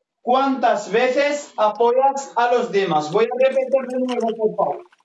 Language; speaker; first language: Spanish; non-native, fluent; Arabic